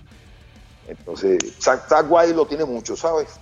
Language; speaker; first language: Spanish; native; Spanish